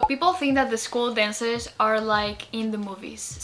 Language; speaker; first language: English; non-native, fluent; Spanish